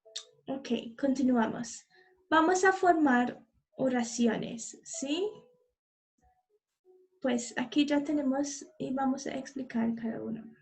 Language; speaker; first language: Spanish; non-native, learner; English